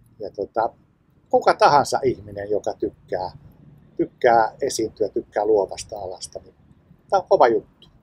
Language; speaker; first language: Finnish; native; Finnish